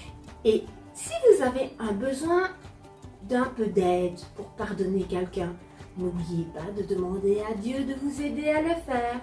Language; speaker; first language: French; native; French